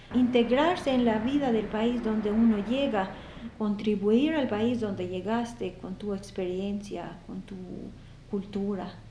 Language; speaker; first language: Spanish; non-native, fluent; Albanian